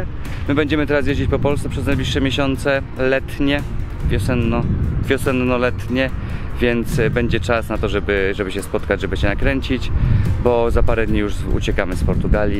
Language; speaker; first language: Polish; native; Polish